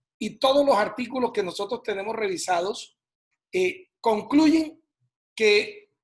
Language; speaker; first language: Spanish; native; Spanish